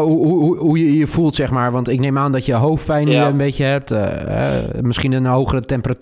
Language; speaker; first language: Dutch; native; Dutch